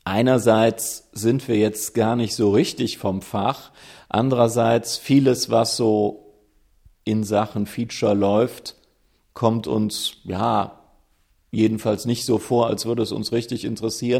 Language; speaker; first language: German; native; German